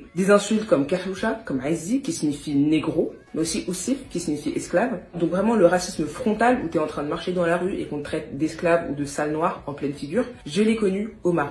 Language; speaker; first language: French; native; French